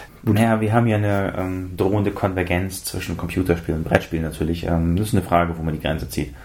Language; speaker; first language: German; native; German